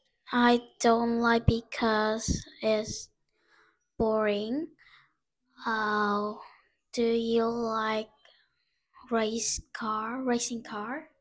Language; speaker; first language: English; non-native, learner; Vietnamese